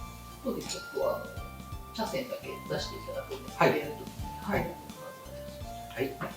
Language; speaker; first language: Japanese; native; Japanese